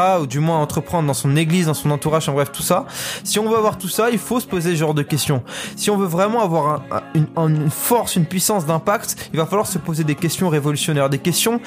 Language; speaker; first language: French; native; French